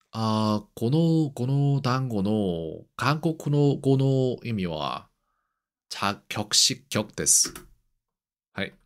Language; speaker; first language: Japanese; non-native, learner; Korean